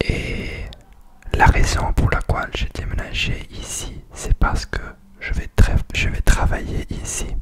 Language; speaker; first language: French; non-native, learner; English